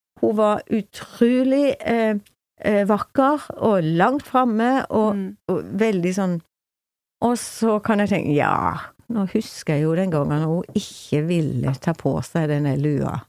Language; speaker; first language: Norwegian; native; Norwegian